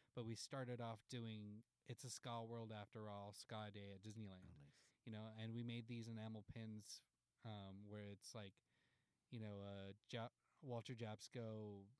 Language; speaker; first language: English; early bilingual, other home language; Spanish